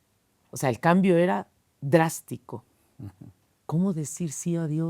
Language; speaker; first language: Spanish; native; Spanish